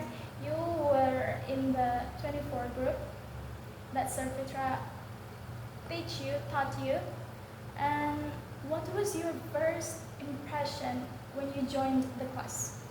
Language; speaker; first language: English; non-native, learner; Indonesian